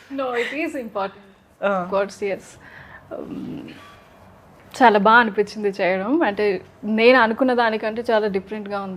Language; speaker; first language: Telugu; native; Telugu